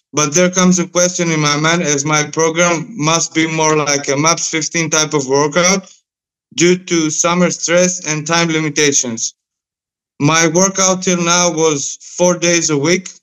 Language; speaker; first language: English; non-native, fluent; Greek